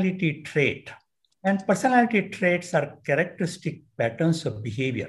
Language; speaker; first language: English; non-native, local second language; Marathi